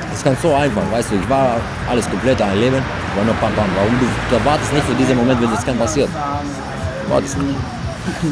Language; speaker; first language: German; non-native, learner; Greek